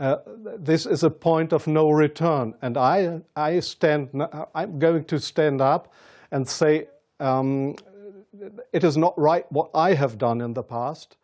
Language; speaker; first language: English; non-native, fluent; German